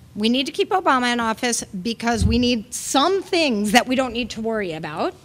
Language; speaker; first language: English; native; English